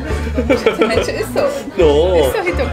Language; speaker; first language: Japanese; non-native, learner; English